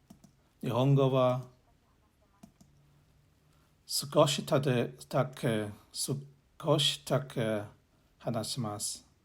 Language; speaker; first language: Japanese; non-native, learner; English